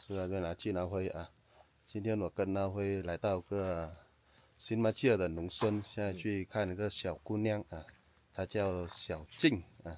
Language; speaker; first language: Chinese; non-native, learner; Vietnamese